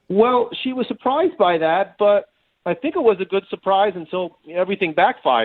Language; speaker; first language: English; native; English